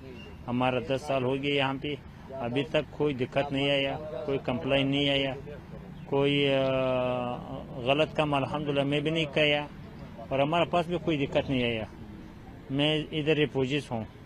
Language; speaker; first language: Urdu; non-native, fluent; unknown